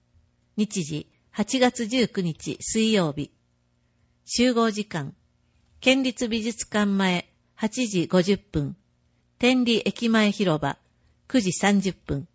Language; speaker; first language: Japanese; native; Japanese